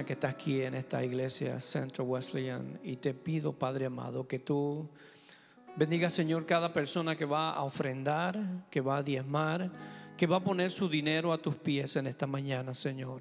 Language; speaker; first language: English; non-native, fluent; Spanish